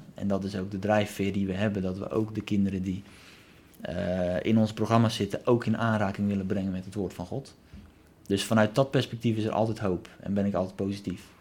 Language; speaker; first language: Dutch; native; Dutch